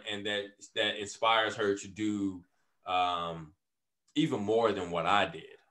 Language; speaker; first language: English; native; English